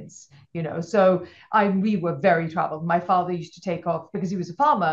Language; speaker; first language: English; non-native, local second language; Punjabi